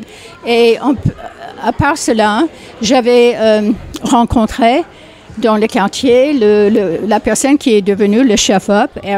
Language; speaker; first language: French; non-native, fluent; English